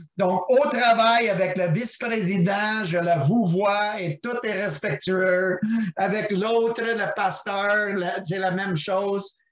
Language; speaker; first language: French; non-native, local second language; English